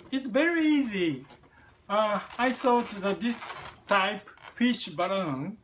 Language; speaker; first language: English; non-native, learner; Japanese